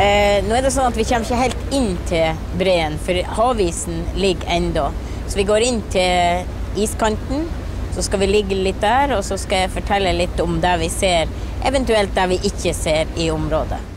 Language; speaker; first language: Norwegian; native; Norwegian